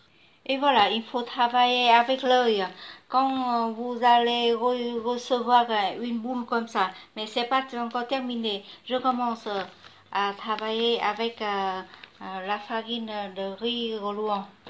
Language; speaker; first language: French; non-native, learner; Vietnamese